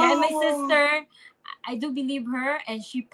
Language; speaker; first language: English; non-native, local second language; Filipino